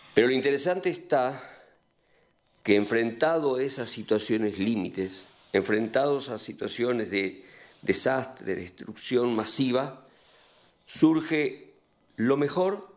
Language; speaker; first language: Spanish; native; Spanish